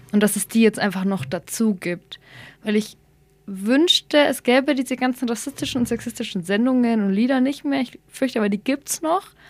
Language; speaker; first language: German; early bilingual, other home language; Somali